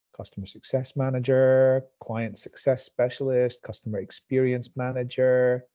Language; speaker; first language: English; native; English